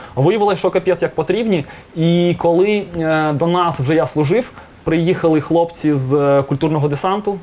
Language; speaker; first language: Ukrainian; non-native, local second language; Russian